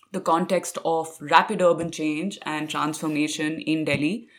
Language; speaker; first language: English; non-native, local second language; Punjabi